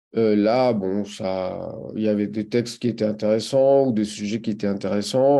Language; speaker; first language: French; non-native, fluent; Spanish